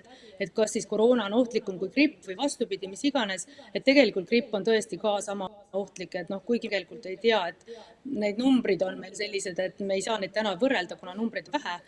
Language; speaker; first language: Estonian; native; Estonian